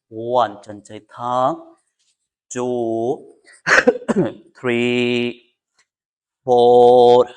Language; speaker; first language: Vietnamese; non-native, learner; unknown